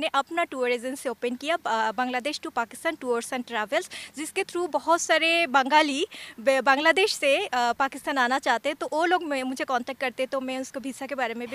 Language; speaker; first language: Hindi; non-native, fluent; Bangla